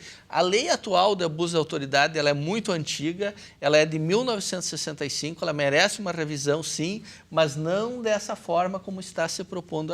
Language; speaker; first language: Portuguese; native; Portuguese